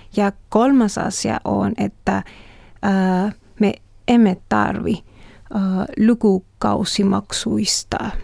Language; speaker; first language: Finnish; non-native, learner; Spanish